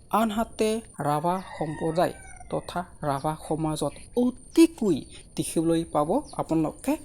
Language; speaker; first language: Assamese; non-native, local second language; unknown